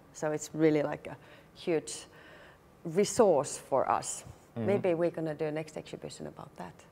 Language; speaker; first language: English; non-native, fluent; Finnish